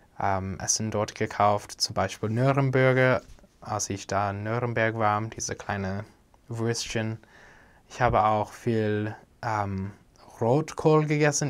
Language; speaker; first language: German; non-native, fluent; English